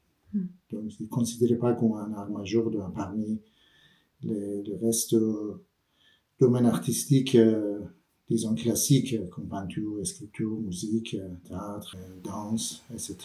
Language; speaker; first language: French; non-native, fluent; Persian